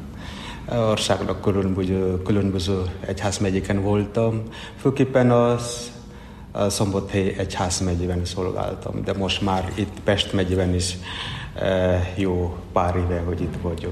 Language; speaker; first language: Hungarian; non-native, fluent; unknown